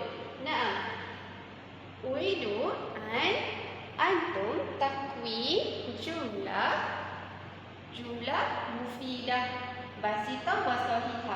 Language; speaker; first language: Arabic; non-native, learner; Malay